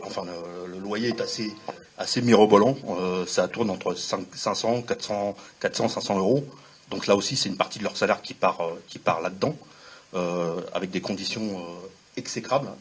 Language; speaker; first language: French; native; French